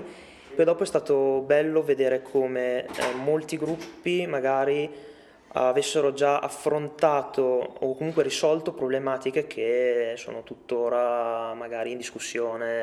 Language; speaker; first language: Italian; native; Italian